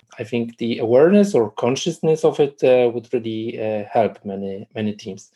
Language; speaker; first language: English; non-native, fluent; Polish